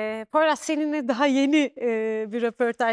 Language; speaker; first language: Turkish; native; Turkish